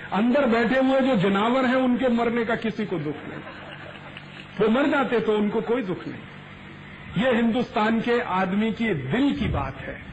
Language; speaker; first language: Hindi; native; Hindi